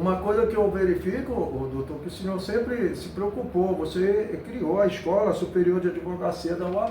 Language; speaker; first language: Portuguese; native; Portuguese